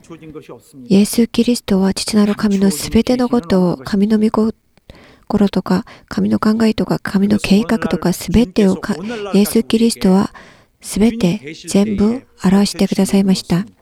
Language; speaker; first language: Japanese; non-native, learner; Korean